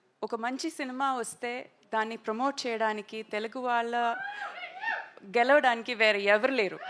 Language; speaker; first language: Telugu; non-native, local second language; Tamil